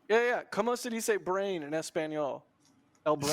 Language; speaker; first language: Spanish; non-native, learner; English